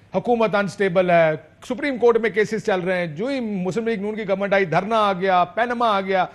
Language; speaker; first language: Urdu; non-native, local second language; Punjabi